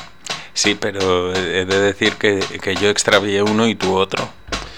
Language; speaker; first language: Spanish; native; Spanish